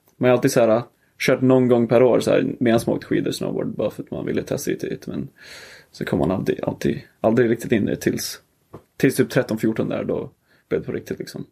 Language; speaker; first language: Swedish; native; Swedish